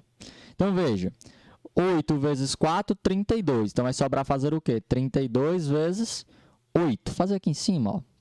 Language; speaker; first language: Portuguese; native; Portuguese